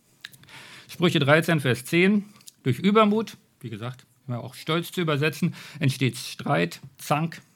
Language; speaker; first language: German; native; German